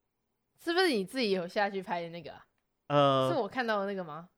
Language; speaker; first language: Chinese; native; Chinese